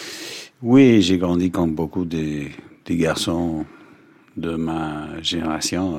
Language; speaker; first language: French; non-native, fluent; Danish